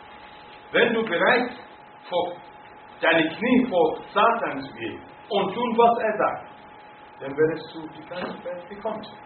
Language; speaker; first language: German; non-native, fluent; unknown